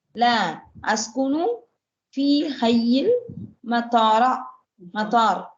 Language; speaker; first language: Arabic; non-native, learner; Tamil